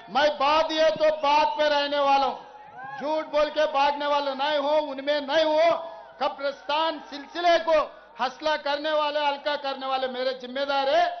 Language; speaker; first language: Hindi; non-native, local second language; Telugu